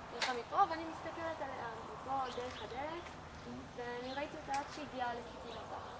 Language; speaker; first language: Hebrew; native; Hebrew